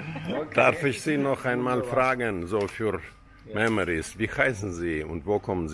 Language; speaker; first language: German; non-native, fluent; Russian